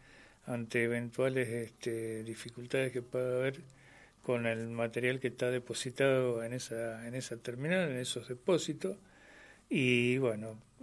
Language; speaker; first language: Spanish; native; Spanish